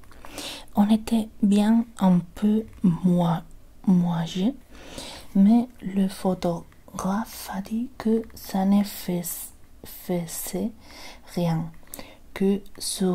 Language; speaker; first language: French; non-native, learner; Spanish